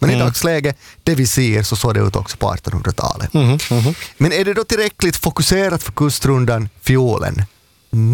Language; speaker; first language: Swedish; native; Swedish